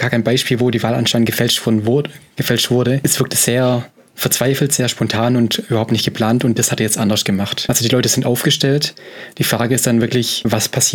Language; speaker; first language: German; native; German